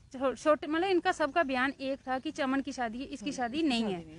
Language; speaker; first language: Hindi; native; Hindi